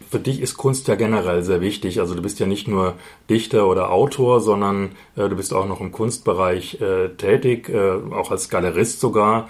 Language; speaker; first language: German; native; German